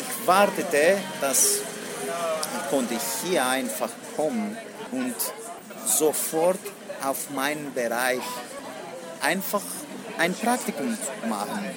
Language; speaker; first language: German; non-native, learner; Greek